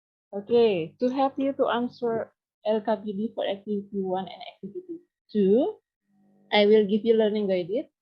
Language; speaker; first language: English; non-native, learner; Indonesian